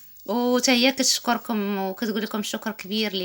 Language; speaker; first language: Arabic; native; Arabic